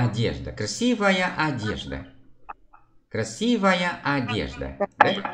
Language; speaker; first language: Russian; non-native, fluent; Vietnamese